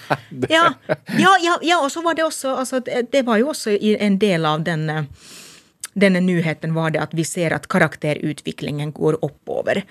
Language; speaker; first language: Norwegian; non-native, fluent; Finnish